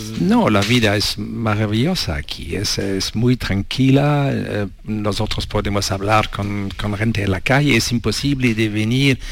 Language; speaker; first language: Spanish; non-native, learner; French